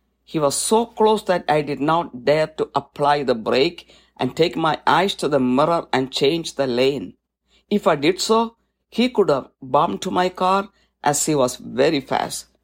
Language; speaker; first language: English; non-native, local second language; Malayalam